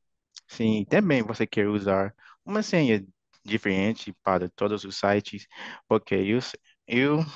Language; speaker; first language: Portuguese; non-native, fluent; English